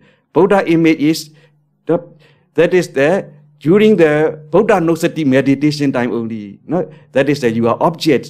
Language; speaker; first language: English; non-native, learner; Burmese